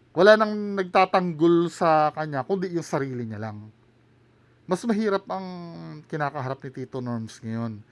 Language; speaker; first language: Filipino; native; Filipino